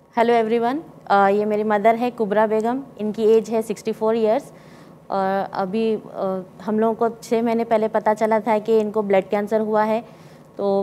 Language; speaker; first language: Hindi; native; Hindi